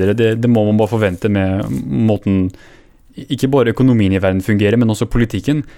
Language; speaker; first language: Norwegian; early bilingual, other home language; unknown